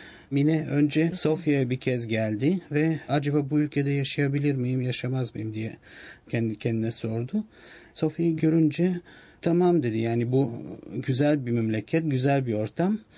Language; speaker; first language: Turkish; non-native, fluent; Bulgarian